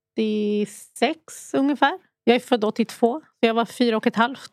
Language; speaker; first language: Swedish; early bilingual, other home language; Arabic